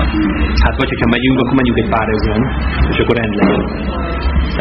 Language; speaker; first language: Hungarian; native; Hungarian